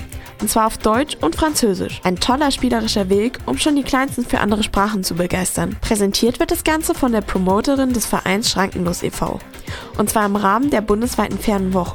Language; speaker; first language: German; native; German